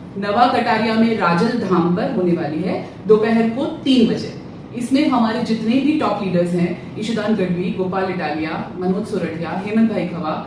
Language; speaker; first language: Hindi; non-native, local second language; Gujarati